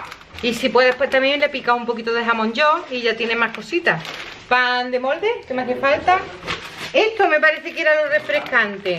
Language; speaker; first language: Spanish; native; Spanish